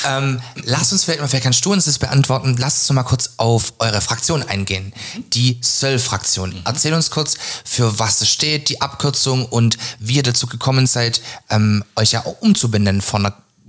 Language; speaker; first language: German; native; German